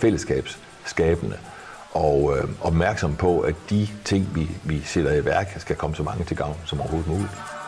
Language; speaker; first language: Danish; native; Danish